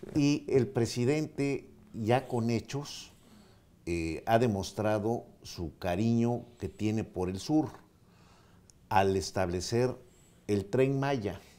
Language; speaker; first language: Spanish; native; Spanish